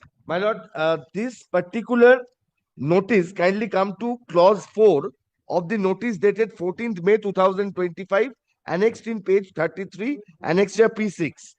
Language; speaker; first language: English; non-native, local second language; Bangla